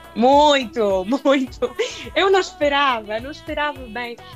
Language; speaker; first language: Portuguese; non-native, local second language; Makhuwa